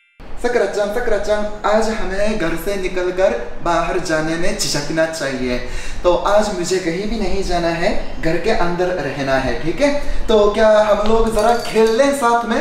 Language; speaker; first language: Hindi; non-native, fluent; Japanese